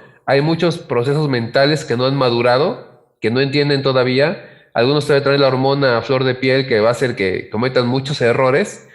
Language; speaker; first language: Spanish; native; Spanish